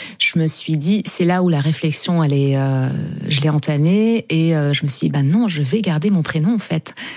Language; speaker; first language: French; non-native, local second language; Arabic